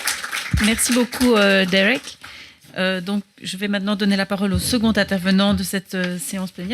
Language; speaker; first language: French; native; French